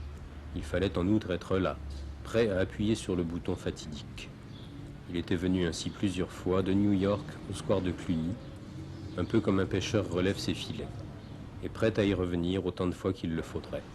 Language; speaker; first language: French; native; French